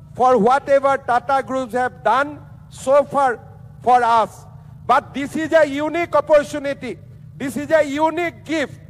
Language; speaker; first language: English; non-native, local second language; Assamese